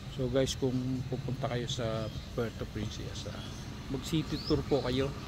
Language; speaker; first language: Filipino; native; Filipino